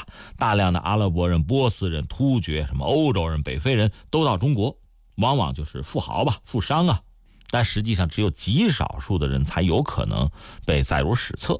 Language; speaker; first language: Chinese; native; Chinese